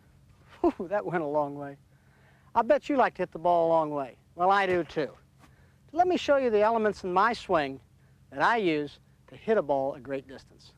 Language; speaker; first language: English; native; English